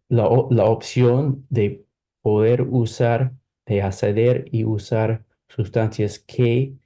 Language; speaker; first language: Spanish; non-native, fluent; English